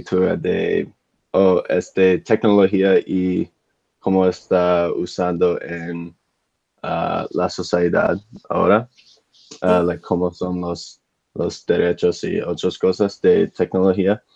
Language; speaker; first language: Spanish; non-native, learner; English